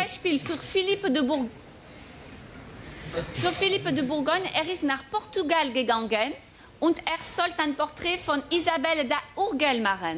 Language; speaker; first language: German; non-native, fluent; French